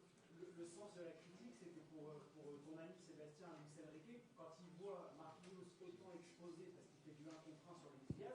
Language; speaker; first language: French; native; French